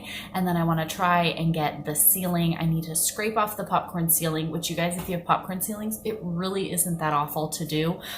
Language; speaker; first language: English; native; English